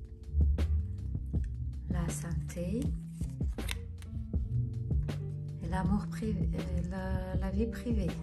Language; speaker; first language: French; non-native, fluent; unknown